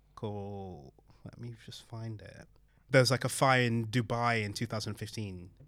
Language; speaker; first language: English; early bilingual, other home language; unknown